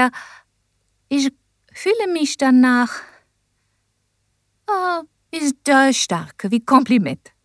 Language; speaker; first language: German; non-native, learner; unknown